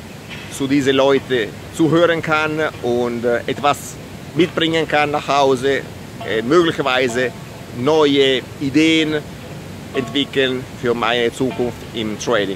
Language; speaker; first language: German; non-native, fluent; Italian